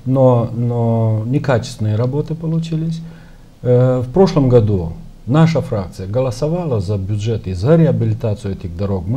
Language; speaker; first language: Russian; non-native, local second language; Romanian